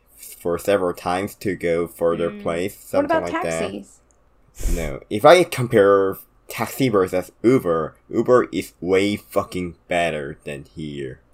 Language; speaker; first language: English; non-native, fluent; Korean